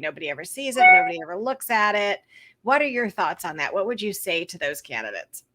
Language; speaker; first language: English; native; English